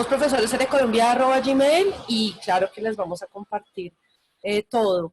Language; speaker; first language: Spanish; native; Spanish